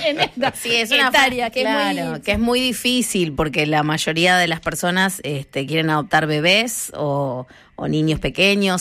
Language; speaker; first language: Spanish; native; Spanish